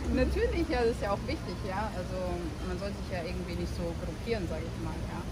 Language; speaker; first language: German; early bilingual, other home language; Arabic